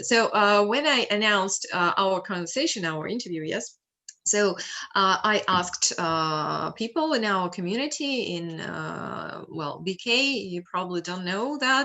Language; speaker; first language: English; non-native, fluent; Russian